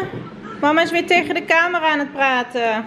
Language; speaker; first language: Dutch; native; Dutch